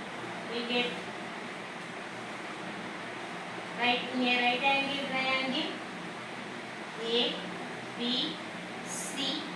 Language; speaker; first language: English; non-native, local second language; Telugu